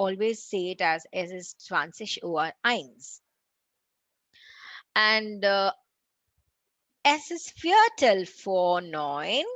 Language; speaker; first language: German; non-native, learner; Tamil